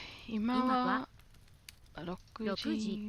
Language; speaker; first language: Japanese; non-native, learner; English